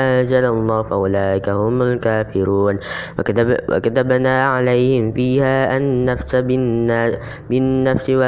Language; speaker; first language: Arabic; non-native, learner; Indonesian